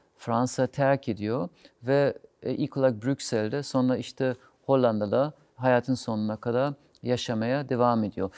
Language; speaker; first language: Turkish; non-native, fluent; German